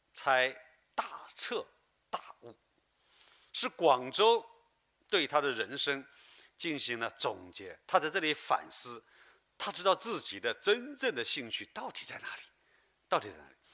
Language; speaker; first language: Chinese; native; Chinese